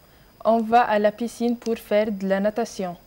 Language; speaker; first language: French; non-native, learner; Arabic